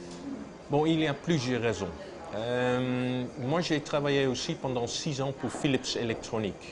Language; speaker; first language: French; non-native, fluent; Dutch